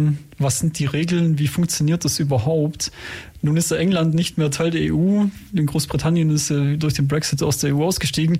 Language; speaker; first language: German; native; German